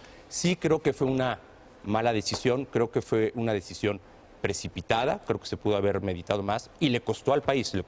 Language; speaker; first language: Spanish; native; Spanish